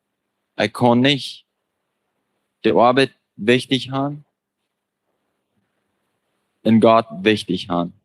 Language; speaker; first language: German; non-native, local second language; Plautdietsch